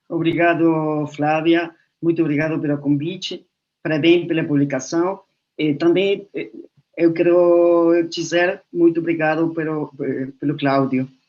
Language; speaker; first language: Portuguese; non-native, learner; Spanish